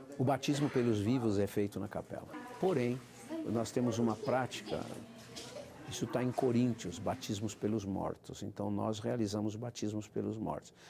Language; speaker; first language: Portuguese; native; Portuguese